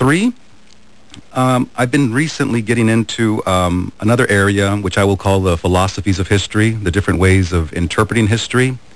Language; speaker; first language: English; early bilingual, other home language; Spanish